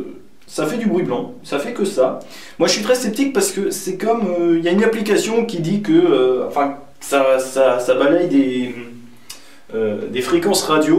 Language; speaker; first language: French; native; French